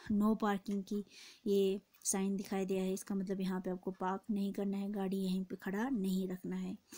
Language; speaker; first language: Hindi; non-native, local second language; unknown